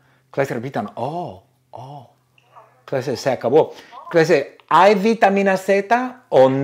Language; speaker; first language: Spanish; non-native, fluent; English